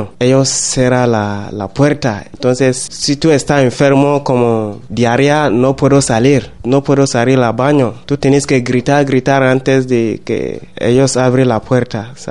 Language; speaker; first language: Spanish; non-native, learner; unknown